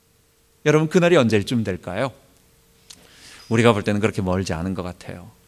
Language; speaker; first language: Korean; native; Korean